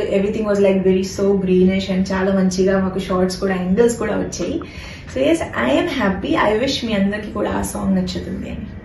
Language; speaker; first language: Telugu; non-native, fluent; Hindi